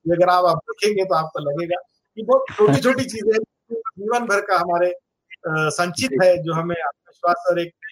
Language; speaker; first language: Hindi; non-native, local second language; Marathi